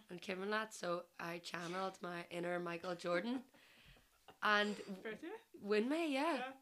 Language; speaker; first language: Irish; non-native, local second language; English